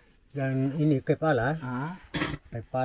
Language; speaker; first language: Indonesian; non-native, local second language; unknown